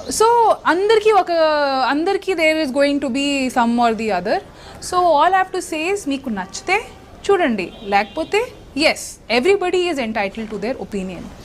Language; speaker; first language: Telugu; non-native, local second language; Hindi